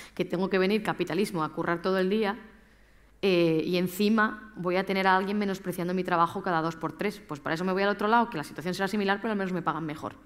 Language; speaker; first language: Spanish; native; Spanish